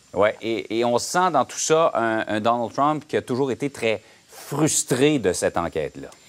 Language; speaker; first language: French; native; French